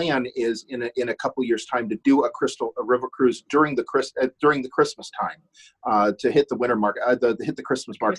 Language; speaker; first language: English; non-native, fluent; German